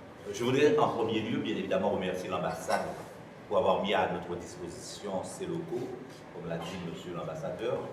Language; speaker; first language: French; native; French